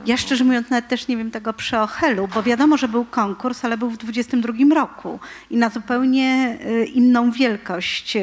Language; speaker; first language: Polish; native; Polish